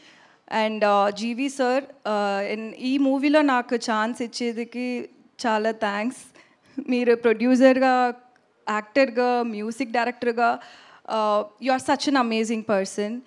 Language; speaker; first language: Telugu; non-native, learner; Tamil